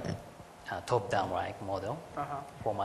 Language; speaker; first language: English; non-native, learner; Japanese